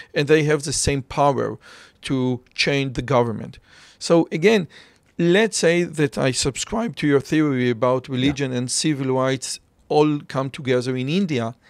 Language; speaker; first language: English; non-native, fluent; Hebrew